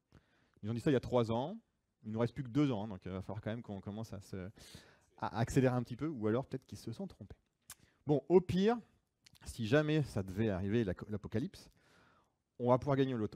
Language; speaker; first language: French; native; French